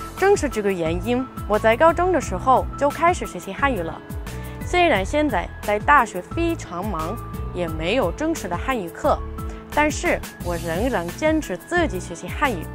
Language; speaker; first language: Chinese; non-native, learner; German